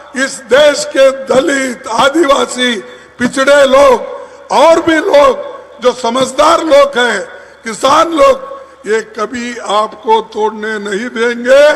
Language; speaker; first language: Hindi; non-native, local second language; Kannada